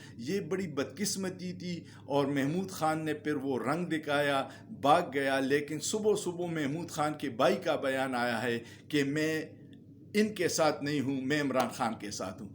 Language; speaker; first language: Urdu; non-native, local second language; Pashto